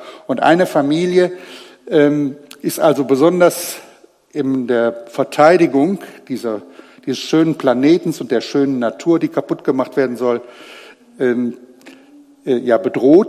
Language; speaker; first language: German; native; German